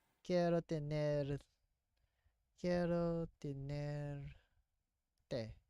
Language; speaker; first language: Spanish; non-native, learner; English